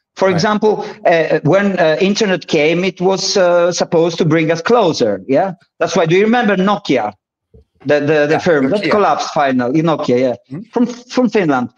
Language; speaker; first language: English; early bilingual, other home language; Polish